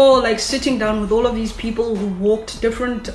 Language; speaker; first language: English; non-native, local second language; Xhosa